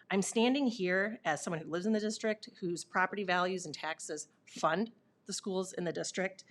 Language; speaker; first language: English; native; English